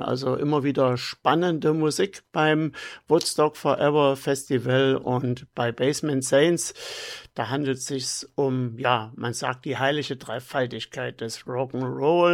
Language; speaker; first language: German; native; German